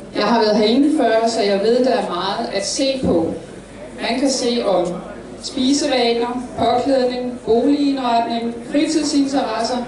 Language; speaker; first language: Danish; native; Danish